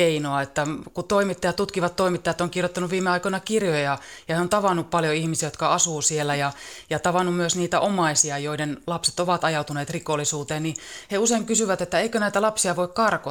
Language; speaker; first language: Finnish; native; Finnish